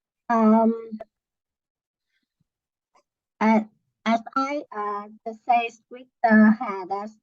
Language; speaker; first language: English; non-native, learner; Vietnamese